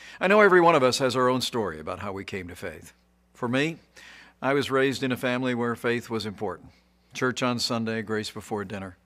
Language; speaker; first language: English; native; English